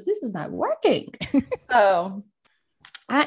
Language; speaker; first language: English; native; English